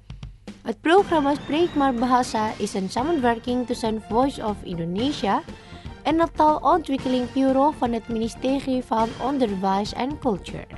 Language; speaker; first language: Dutch; non-native, learner; Indonesian